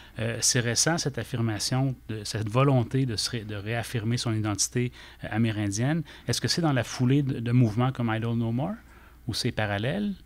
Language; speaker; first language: French; native; French